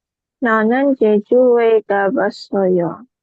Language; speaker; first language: Korean; non-native, learner; Indonesian